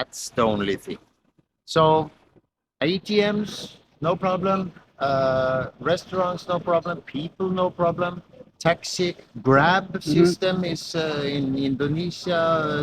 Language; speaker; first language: English; non-native, fluent; Norwegian